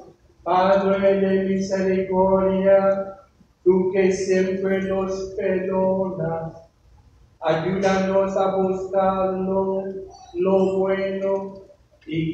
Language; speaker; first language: Spanish; non-native, learner; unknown